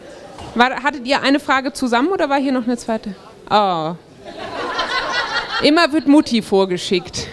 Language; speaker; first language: German; native; German